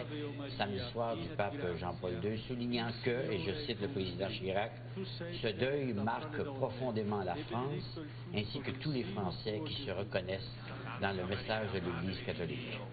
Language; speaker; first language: French; native; French